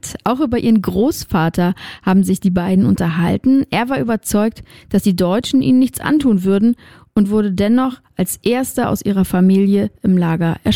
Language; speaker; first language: German; native; German